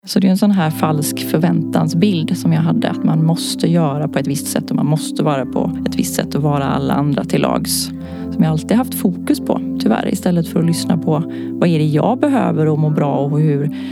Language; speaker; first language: Swedish; native; Swedish